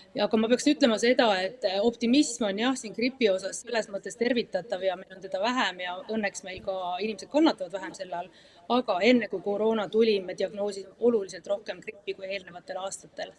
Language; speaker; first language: Estonian; native; Estonian